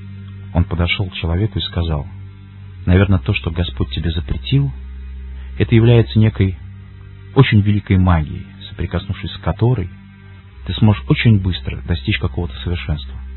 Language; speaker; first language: Russian; native; Russian